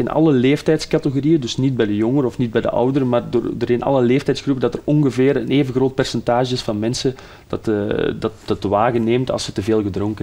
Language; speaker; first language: Dutch; native; Dutch